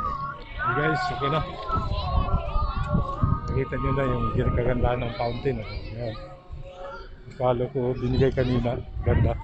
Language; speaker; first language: Filipino; non-native, local second language; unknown